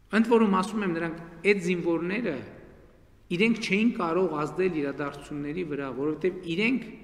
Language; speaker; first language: Armenian; native; Armenian